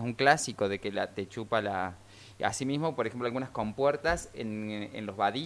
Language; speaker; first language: Spanish; native; Spanish